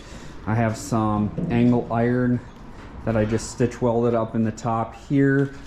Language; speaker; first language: English; native; English